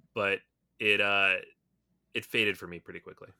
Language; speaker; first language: English; native; English